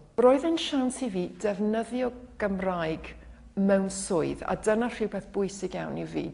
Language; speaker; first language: Welsh; non-native, fluent; English